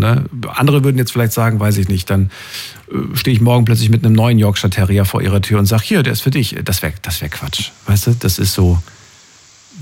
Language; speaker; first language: German; native; German